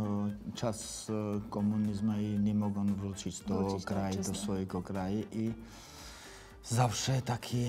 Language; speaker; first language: Polish; non-native, fluent; Georgian